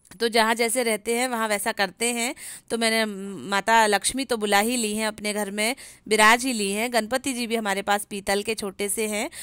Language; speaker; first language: Hindi; native; Hindi